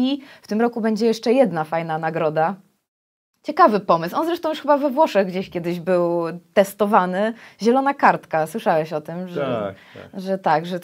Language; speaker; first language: Polish; native; Polish